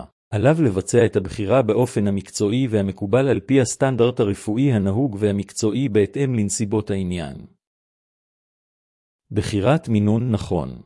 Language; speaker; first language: Hebrew; native; Hebrew